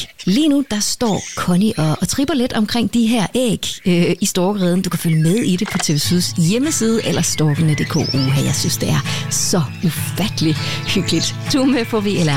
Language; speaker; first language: Danish; native; Danish